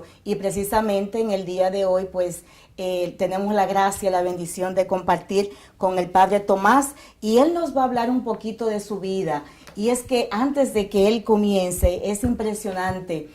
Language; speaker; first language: Spanish; native; Spanish